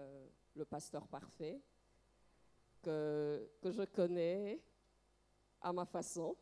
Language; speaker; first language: French; non-native, local second language; Lingala